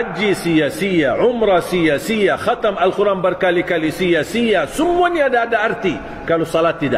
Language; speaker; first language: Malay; non-native, fluent; Arabic